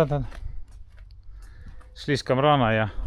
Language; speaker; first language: Russian; non-native, fluent; Estonian